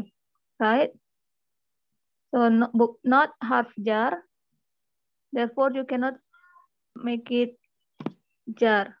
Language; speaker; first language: English; non-native, learner; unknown